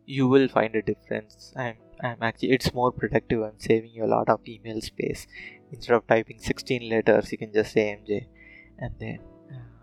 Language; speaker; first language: English; non-native, local second language; Telugu